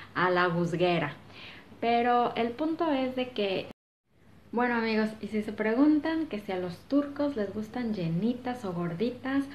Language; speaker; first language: Spanish; native; Spanish